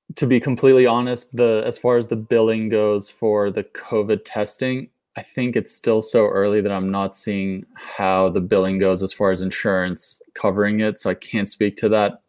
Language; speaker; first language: English; native; English